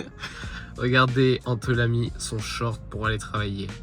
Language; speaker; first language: French; native; French